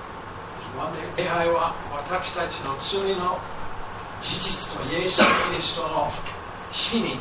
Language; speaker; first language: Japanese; non-native, fluent; English